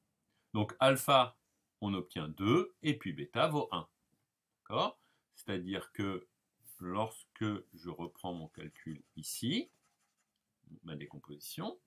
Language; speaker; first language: French; native; French